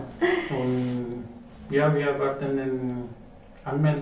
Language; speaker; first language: German; non-native, learner; Spanish